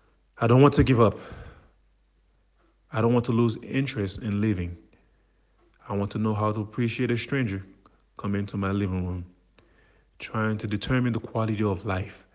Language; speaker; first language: English; non-native, fluent; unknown